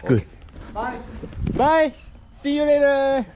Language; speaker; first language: English; non-native, learner; Korean